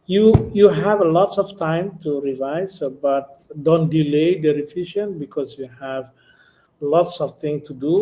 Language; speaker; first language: English; non-native, local second language; Indonesian